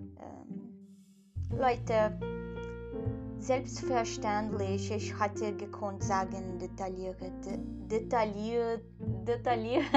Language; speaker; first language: German; non-native, learner; Portuguese